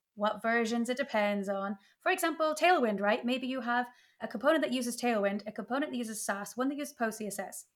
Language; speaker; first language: English; native; English